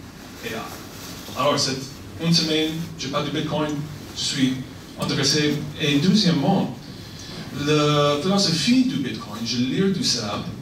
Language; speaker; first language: French; non-native, fluent; Persian